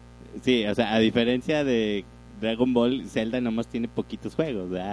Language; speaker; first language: Spanish; native; Spanish